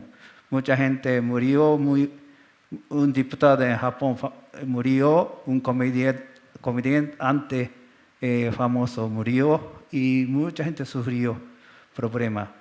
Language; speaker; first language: Spanish; non-native, learner; Japanese